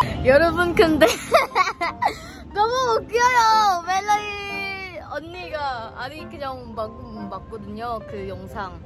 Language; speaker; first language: Korean; non-native, learner; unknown